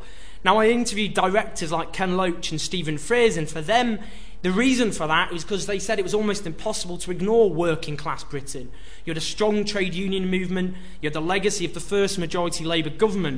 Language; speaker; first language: English; native; English